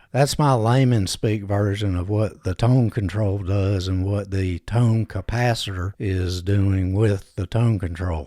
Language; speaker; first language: English; native; English